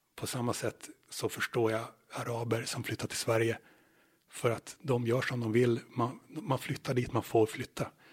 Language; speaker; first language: Swedish; native; Swedish